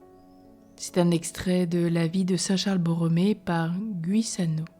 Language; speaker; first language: French; native; French